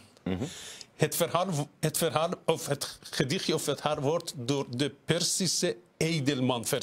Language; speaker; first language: Dutch; non-native, fluent; Persian